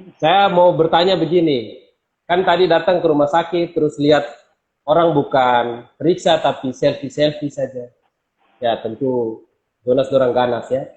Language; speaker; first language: Indonesian; native; Indonesian